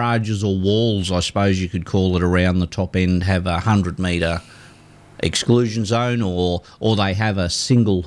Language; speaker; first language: English; native; English